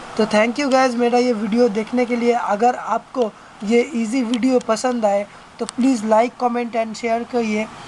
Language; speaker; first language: Hindi; non-native, local second language; Bangla